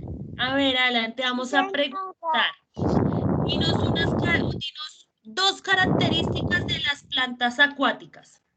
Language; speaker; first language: Spanish; native; Spanish